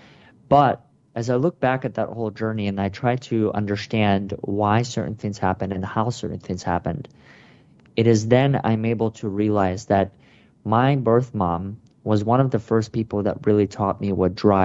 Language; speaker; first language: English; early bilingual, other home language; Russian